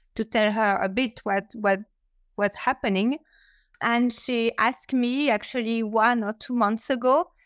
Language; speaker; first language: English; non-native, fluent; French